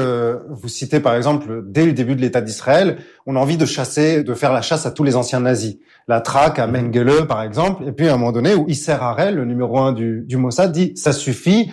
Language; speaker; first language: French; native; French